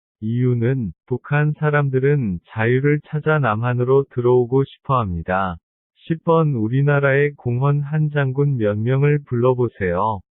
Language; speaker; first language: Korean; non-native, learner; Vietnamese